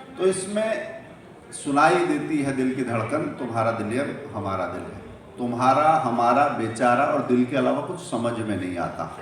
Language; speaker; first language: Hindi; native; Hindi